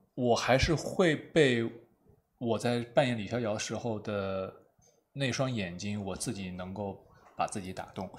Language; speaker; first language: Chinese; native; Chinese